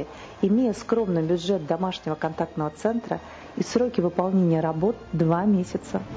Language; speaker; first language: Russian; native; Russian